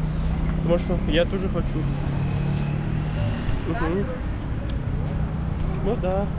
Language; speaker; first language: Russian; non-native, learner; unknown